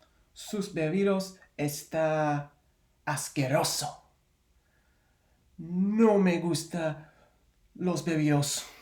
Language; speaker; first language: Spanish; non-native, learner; English